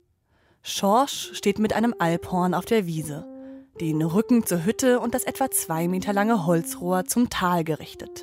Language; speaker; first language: German; native; German